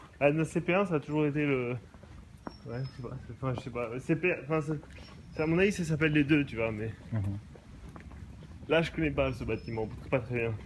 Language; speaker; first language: French; early bilingual, other home language; Japanese